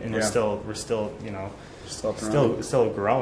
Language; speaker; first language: English; native; English